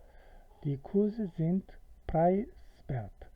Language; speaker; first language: German; non-native, fluent; Korean